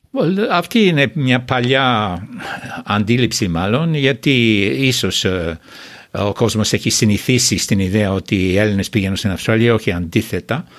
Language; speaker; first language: Greek; non-native, fluent; English